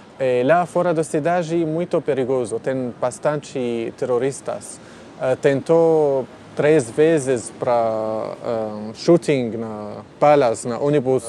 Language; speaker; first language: Portuguese; non-native, learner; Arabic